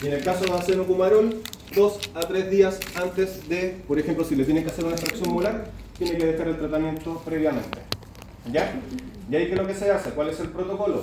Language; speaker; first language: Spanish; native; Spanish